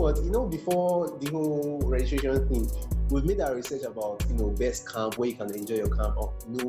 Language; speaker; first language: English; non-native, local second language; Igbo